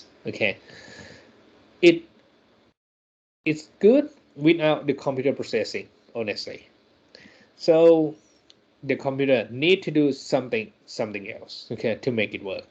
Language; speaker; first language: English; non-native, fluent; Thai